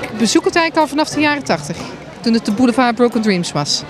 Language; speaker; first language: Dutch; native; Dutch